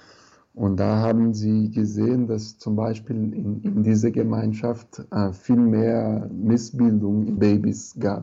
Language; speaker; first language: German; non-native, fluent; Portuguese